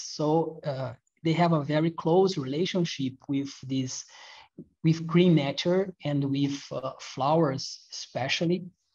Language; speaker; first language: English; non-native, fluent; Portuguese